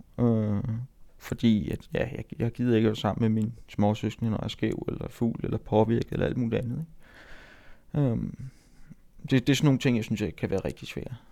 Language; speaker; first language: Danish; native; Danish